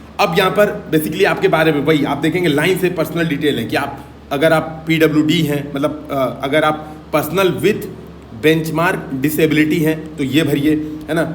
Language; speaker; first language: Hindi; native; Hindi